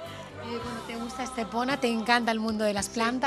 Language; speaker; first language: Spanish; native; Spanish